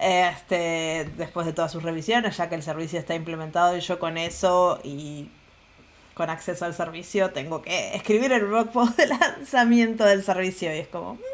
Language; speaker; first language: Spanish; native; Spanish